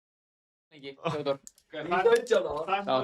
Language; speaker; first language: Icelandic; native; Icelandic